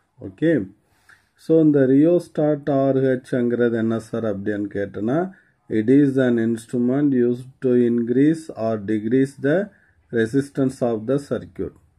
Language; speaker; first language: English; non-native, local second language; Tamil